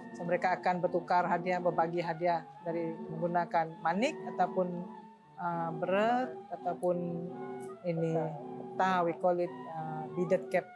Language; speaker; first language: Malay; non-native, local second language; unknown